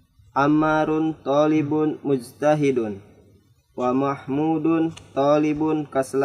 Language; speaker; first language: Arabic; non-native, learner; Indonesian